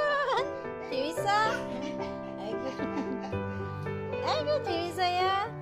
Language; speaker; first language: Korean; non-native, learner; Filipino